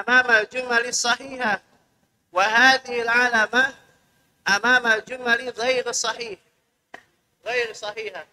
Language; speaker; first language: Arabic; non-native, fluent; Indonesian